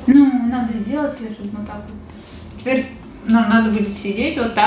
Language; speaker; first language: Russian; native; Russian